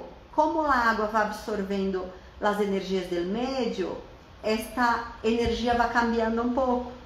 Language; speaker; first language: Spanish; non-native, fluent; Portuguese